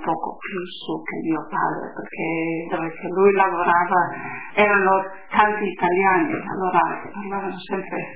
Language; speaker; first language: Italian; early bilingual, heritage; Italian